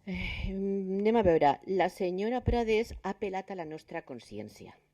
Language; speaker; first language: Catalan; non-native, local second language; Spanish